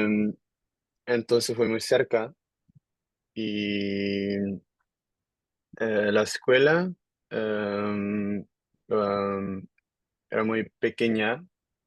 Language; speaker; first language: Spanish; non-native, learner; Dutch